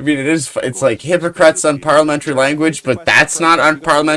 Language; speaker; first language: English; native; English